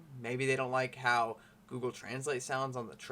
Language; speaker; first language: English; native; English